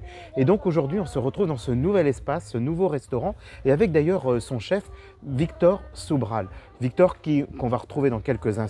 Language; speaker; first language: French; native; French